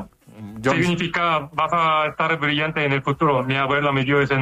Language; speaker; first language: Spanish; non-native, fluent; Korean